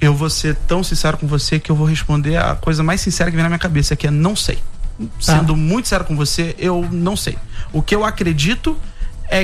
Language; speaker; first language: Portuguese; native; Portuguese